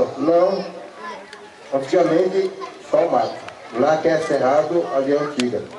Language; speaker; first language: Portuguese; non-native, local second language; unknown